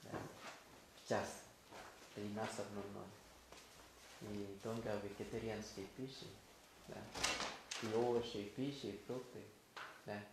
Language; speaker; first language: Russian; non-native, learner; Thai